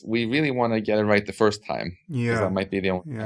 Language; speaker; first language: English; non-native, fluent; Swedish